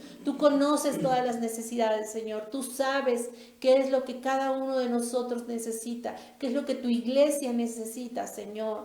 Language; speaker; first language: Spanish; native; Spanish